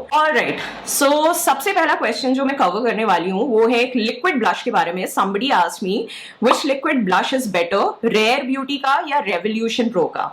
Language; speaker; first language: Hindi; native; Hindi